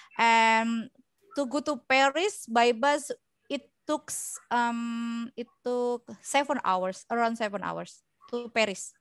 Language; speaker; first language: English; non-native, learner; Indonesian